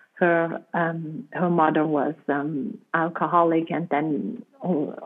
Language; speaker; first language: English; non-native, fluent; German